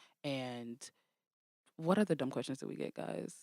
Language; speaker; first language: English; native; English